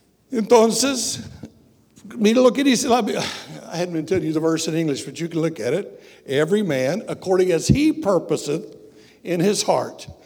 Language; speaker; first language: English; native; English